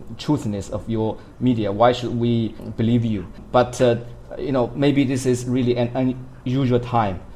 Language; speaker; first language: English; non-native, fluent; Chinese